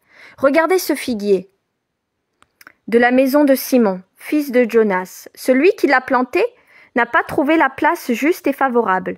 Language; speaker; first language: French; native; French